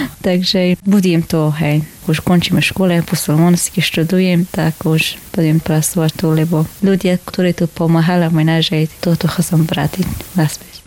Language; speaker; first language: Slovak; non-native, learner; Persian